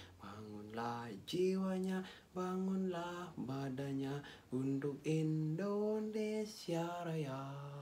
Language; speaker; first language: Indonesian; non-native, local second language; Balinese